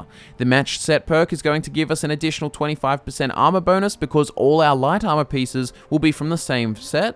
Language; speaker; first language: English; native; English